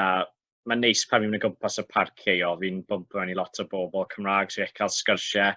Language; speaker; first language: Welsh; native; Welsh